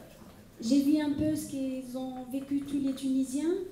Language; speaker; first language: French; non-native, local second language; Arabic